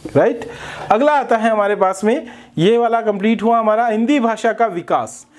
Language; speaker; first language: Hindi; native; Hindi